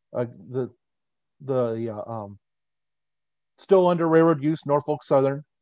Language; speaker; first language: English; native; English